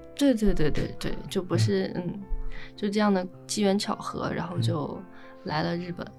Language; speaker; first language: Chinese; native; Chinese